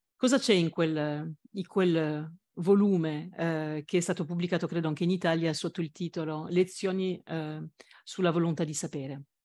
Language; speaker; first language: Italian; non-native, fluent; French